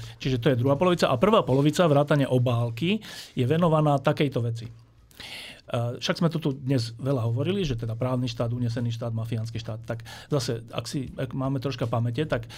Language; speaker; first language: Slovak; native; Slovak